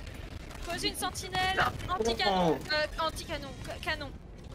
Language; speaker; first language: French; native; French